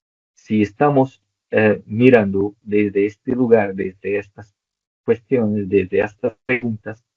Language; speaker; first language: Spanish; non-native, local second language; Portuguese